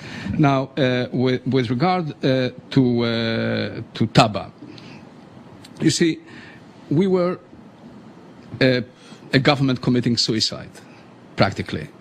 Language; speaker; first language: English; non-native, fluent; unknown